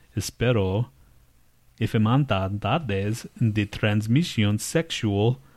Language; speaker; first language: Spanish; non-native, learner; English